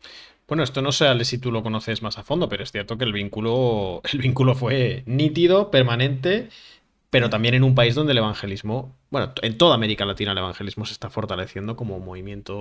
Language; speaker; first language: Spanish; native; Spanish